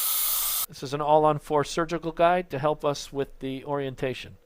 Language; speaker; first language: English; native; English